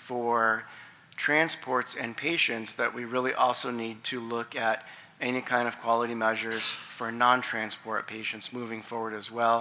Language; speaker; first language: English; native; English